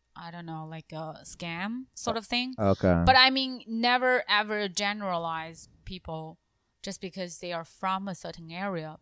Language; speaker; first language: English; non-native, fluent; Chinese